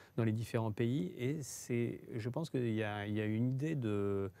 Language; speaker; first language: French; native; French